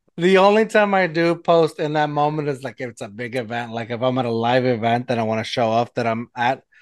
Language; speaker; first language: English; non-native, fluent; Spanish